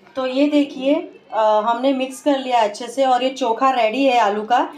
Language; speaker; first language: Hindi; native; Hindi